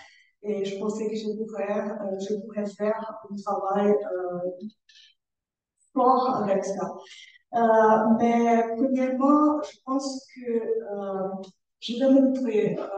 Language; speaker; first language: French; non-native, learner; Portuguese